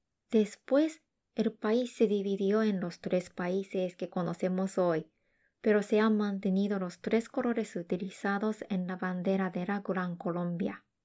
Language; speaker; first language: Spanish; non-native, fluent; Japanese